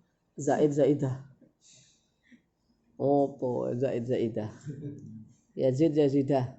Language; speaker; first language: Arabic; non-native, fluent; Indonesian